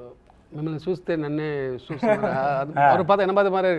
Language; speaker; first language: Telugu; non-native, local second language; Tamil